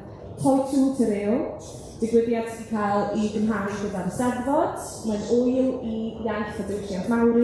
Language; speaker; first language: Welsh; native; Welsh